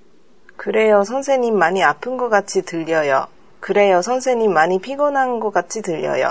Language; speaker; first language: Korean; non-native, learner; Japanese